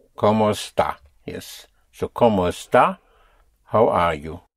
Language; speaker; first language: Spanish; non-native, fluent; English